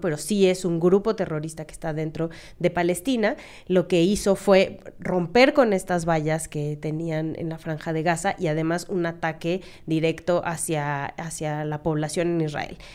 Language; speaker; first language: Spanish; native; Spanish